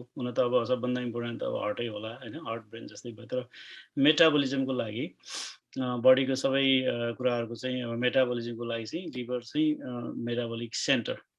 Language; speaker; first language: Nepali; native; Nepali